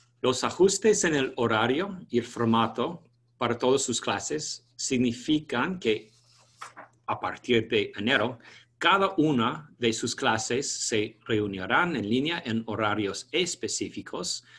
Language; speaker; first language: Spanish; non-native, fluent; English